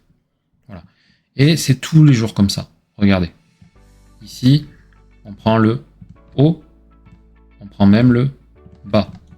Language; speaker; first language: French; native; French